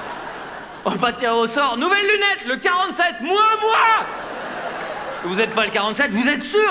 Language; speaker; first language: French; native; French